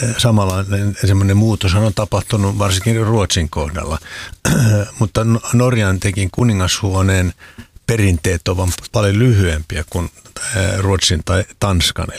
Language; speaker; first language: Finnish; non-native, local second language; Swedish